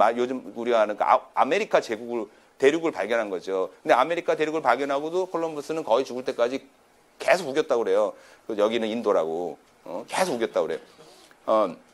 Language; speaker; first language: Korean; native; Korean